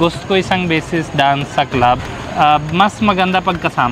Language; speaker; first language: Filipino; non-native, learner; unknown